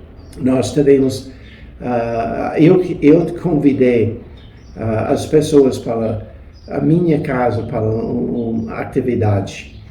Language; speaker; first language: Portuguese; non-native, fluent; English